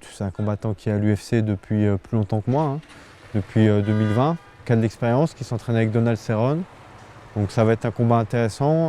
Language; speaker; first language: French; native; French